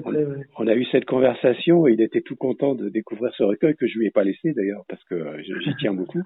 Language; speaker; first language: French; native; French